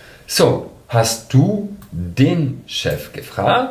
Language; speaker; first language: German; non-native, fluent; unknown